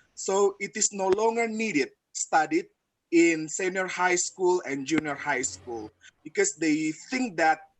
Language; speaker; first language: English; non-native, fluent; Indonesian